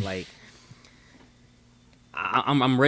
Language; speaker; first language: English; native; English